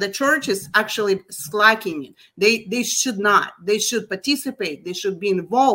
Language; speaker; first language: English; non-native, fluent; Russian